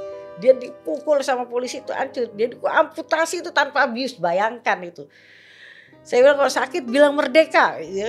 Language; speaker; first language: Indonesian; native; Indonesian